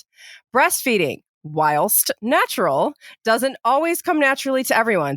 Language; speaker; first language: English; native; English